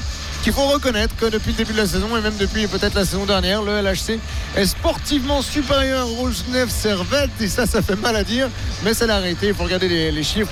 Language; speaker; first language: French; native; French